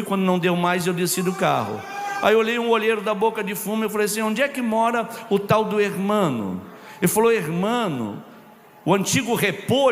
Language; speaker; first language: Portuguese; native; Portuguese